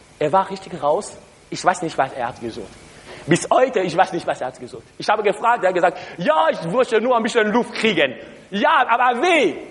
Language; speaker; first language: German; non-native, learner; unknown